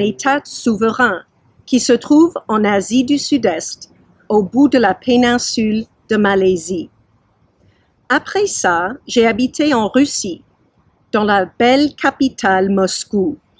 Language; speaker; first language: French; early bilingual, heritage; French